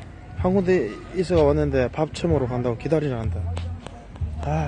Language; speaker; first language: Korean; native; Korean